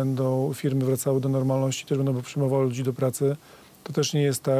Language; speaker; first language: Polish; native; Polish